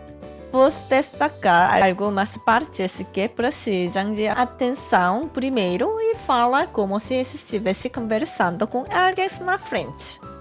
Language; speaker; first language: Portuguese; non-native, fluent; Korean